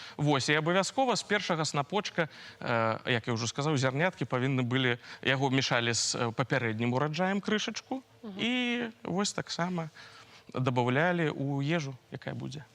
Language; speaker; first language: Belarusian; native; Belarusian